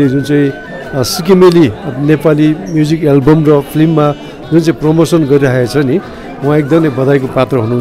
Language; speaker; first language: Nepali; native; Nepali